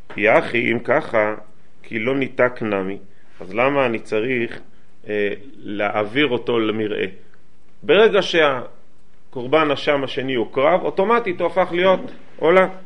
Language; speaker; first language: Hebrew; native; Hebrew